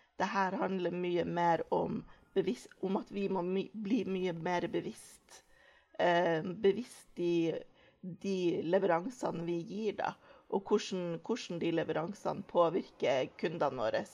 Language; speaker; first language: Norwegian; native; Norwegian